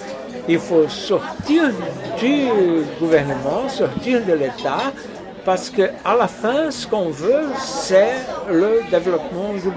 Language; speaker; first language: French; non-native, fluent; Portuguese